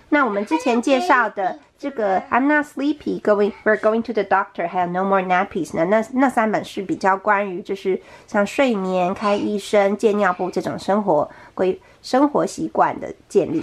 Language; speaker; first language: Chinese; native; Chinese